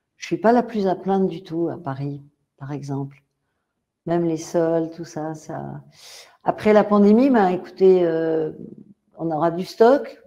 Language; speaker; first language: French; native; French